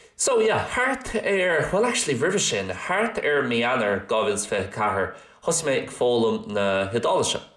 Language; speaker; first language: Irish; non-native, local second language; English